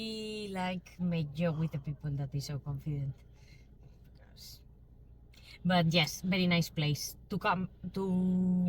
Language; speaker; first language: English; non-native, learner; Spanish